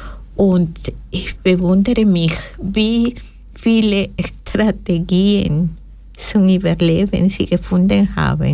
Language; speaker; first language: German; non-native, fluent; Spanish